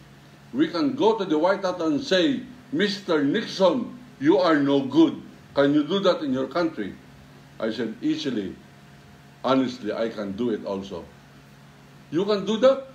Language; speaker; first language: English; non-native, local second language; Filipino